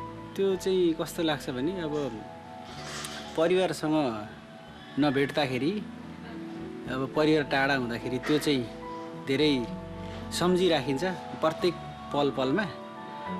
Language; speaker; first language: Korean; non-native, fluent; Nepali